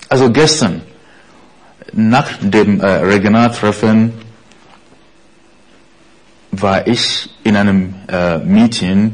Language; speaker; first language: German; non-native, fluent; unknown